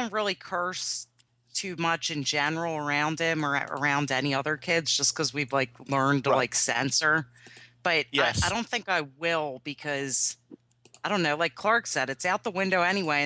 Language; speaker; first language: English; native; English